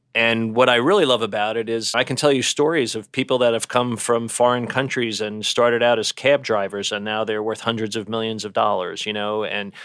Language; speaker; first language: English; native; English